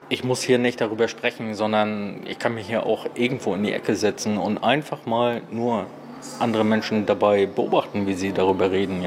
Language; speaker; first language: German; native; German